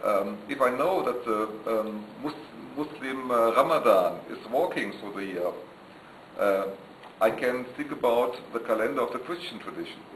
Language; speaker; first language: English; non-native, learner; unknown